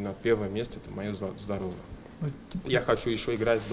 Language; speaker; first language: Russian; non-native, fluent; Portuguese